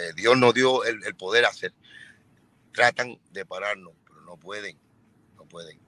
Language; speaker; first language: Spanish; early bilingual, other home language; English